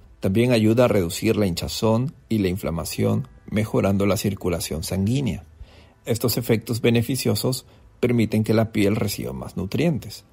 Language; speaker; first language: Spanish; native; Spanish